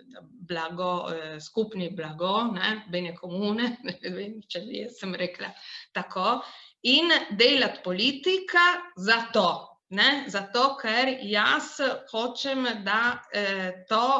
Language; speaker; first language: Slovenian; non-native, local second language; Italian